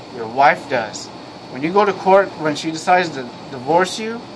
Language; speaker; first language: English; native; English